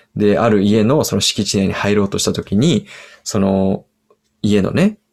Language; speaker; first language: Japanese; early bilingual, heritage; English